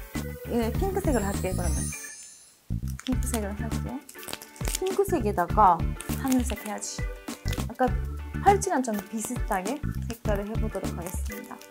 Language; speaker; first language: Korean; non-native, fluent; Japanese